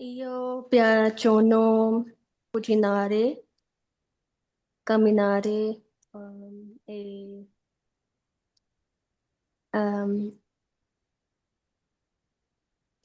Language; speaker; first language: Italian; non-native, learner; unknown